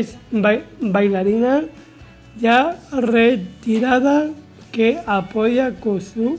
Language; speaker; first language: Spanish; native; Spanish